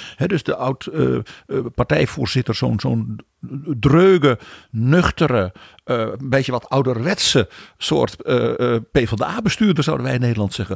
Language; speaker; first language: Dutch; native; Dutch